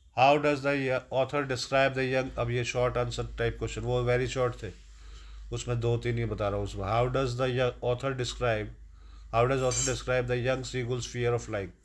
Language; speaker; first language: Hindi; native; Hindi